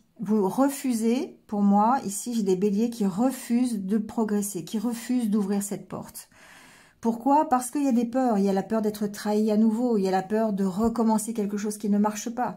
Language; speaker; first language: French; native; French